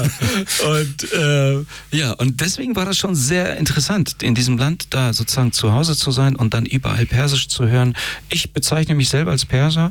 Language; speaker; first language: German; early bilingual, other home language; Persian